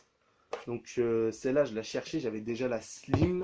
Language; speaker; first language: French; native; French